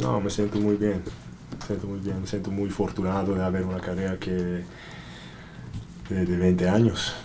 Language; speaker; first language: Spanish; non-native, learner; English